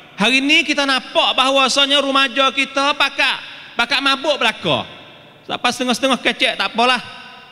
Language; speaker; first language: Malay; native; Malay